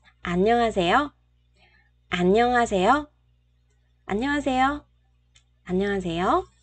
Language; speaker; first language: Korean; non-native, fluent; Vietnamese